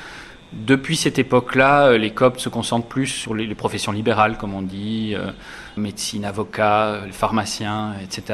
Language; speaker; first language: French; native; French